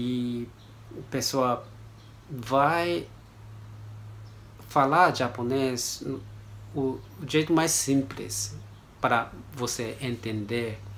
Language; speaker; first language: Portuguese; non-native, learner; Japanese